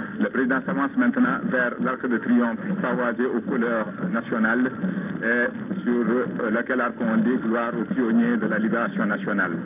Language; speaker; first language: French; non-native, local second language; Bambara